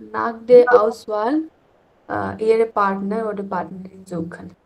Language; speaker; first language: German; non-native, learner; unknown